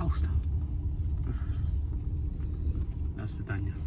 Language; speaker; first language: Russian; non-native, learner; English